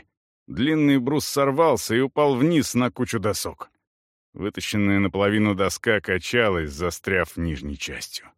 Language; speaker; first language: Russian; native; Russian